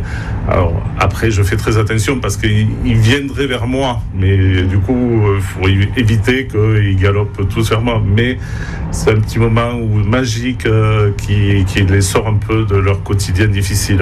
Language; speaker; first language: French; native; French